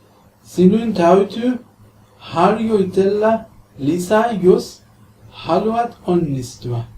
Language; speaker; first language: Finnish; non-native, learner; Persian